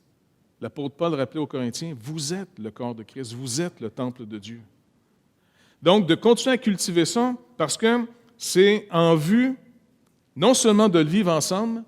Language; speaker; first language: French; native; French